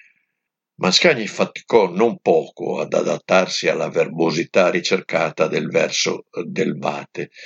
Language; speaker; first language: Italian; native; Italian